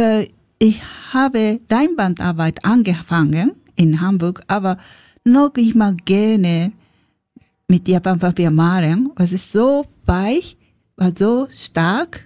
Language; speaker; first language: German; non-native, learner; Japanese